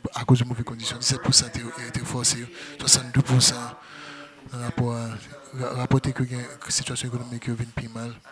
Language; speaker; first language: Haitian Creole; non-native, fluent; English